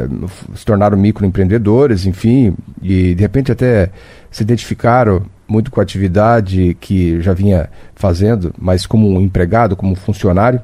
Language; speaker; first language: Portuguese; native; Portuguese